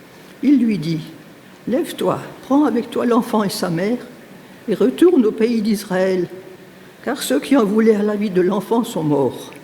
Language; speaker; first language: French; native; French